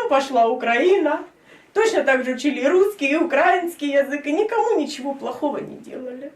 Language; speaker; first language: Russian; native; Russian